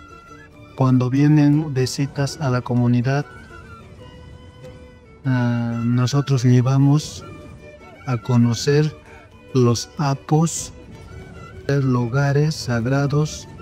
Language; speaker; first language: Spanish; non-native, local second language; Quechua